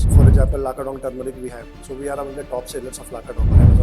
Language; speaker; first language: English; non-native, local second language; Hindi